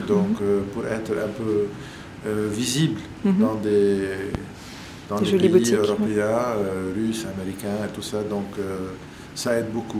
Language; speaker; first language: French; non-native, local second language; Arabic